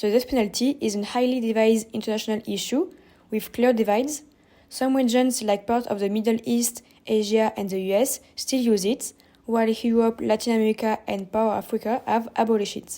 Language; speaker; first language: English; non-native, fluent; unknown